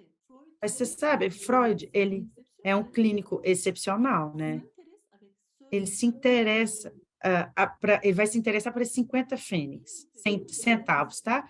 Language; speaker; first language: Portuguese; non-native, fluent; Turkish